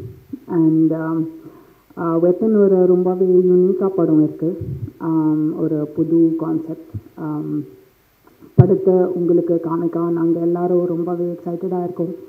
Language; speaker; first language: Tamil; non-native, fluent; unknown